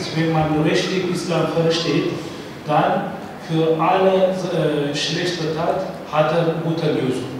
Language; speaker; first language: German; non-native, learner; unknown